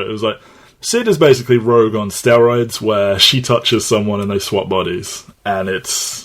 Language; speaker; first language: English; native; English